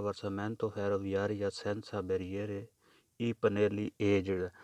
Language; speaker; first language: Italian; non-native, learner; Urdu